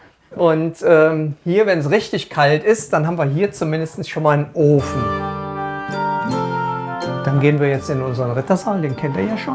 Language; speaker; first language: German; native; German